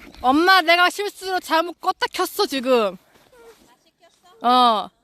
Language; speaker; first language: Korean; early bilingual, other home language; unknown